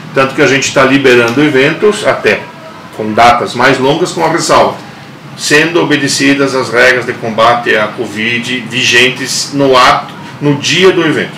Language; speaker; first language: Portuguese; non-native, local second language; German